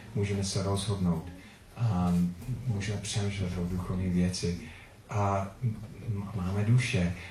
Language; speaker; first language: Czech; non-native, fluent; Filipino